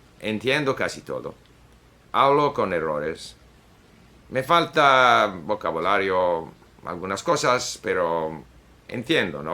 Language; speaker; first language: Spanish; non-native, fluent; Swedish